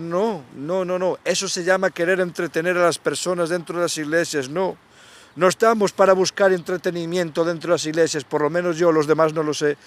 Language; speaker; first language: Spanish; native; Spanish